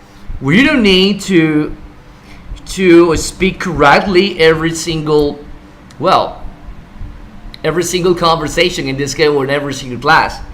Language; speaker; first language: English; non-native, fluent; Spanish